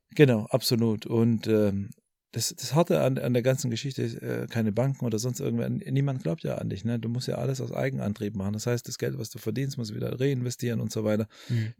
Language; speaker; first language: German; early bilingual, other home language; Albanian